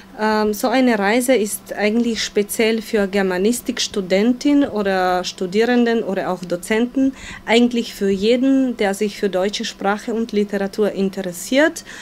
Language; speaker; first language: German; non-native, fluent; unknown